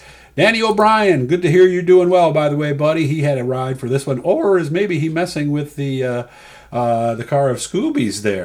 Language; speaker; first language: English; native; English